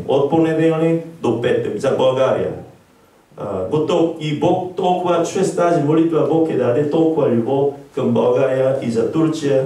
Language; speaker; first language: Bulgarian; non-native, learner; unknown